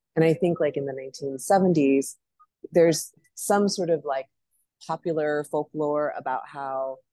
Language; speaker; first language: English; native; English